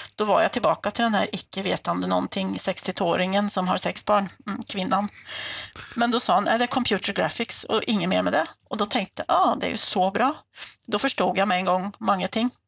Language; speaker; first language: Swedish; native; Swedish